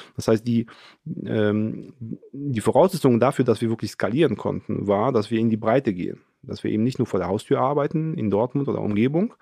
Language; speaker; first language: German; early bilingual, other home language; Polish